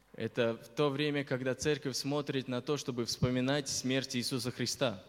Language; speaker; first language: Russian; native; Russian